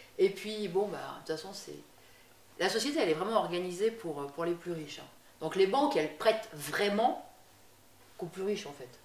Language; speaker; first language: French; native; French